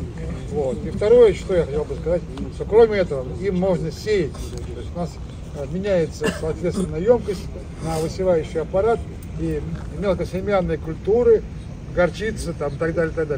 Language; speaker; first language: Russian; native; Russian